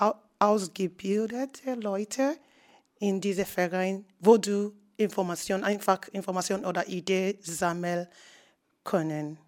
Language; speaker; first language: German; non-native, learner; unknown